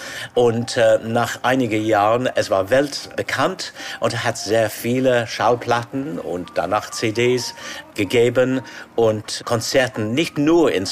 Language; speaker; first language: German; non-native, fluent; English